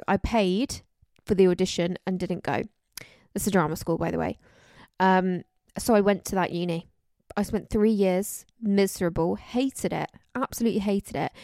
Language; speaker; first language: English; native; English